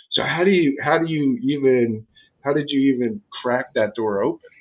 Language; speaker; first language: English; native; English